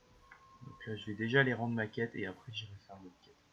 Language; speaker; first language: French; native; French